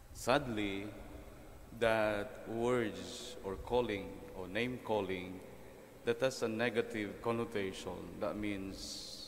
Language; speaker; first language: English; non-native, local second language; Filipino